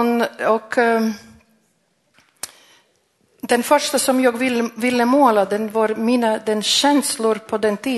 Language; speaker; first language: Swedish; non-native, fluent; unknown